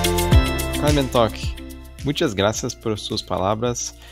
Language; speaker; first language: Spanish; non-native, fluent; Portuguese